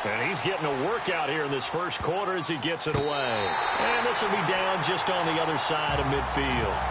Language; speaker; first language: English; native; English